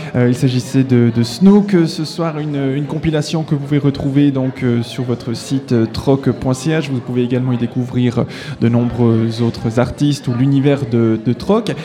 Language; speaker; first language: French; native; French